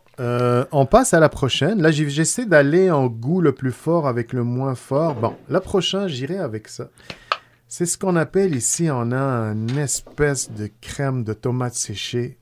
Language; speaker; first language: French; non-native, local second language; Arabic